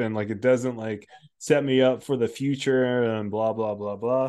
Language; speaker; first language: English; native; English